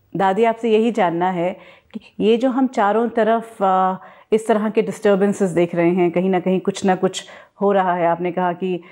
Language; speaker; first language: Hindi; native; Hindi